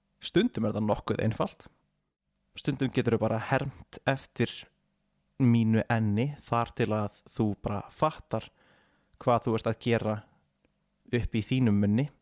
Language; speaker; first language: Icelandic; native; Icelandic